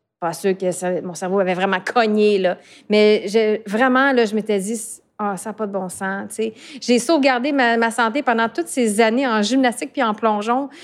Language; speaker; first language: French; native; French